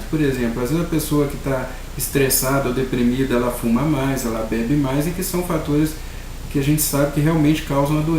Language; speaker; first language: Portuguese; native; Portuguese